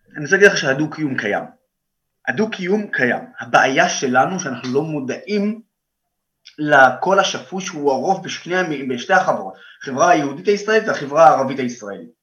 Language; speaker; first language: Hebrew; non-native, local second language; Arabic